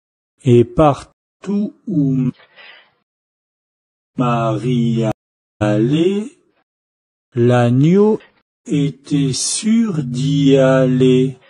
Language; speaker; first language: French; non-native, fluent; Chinese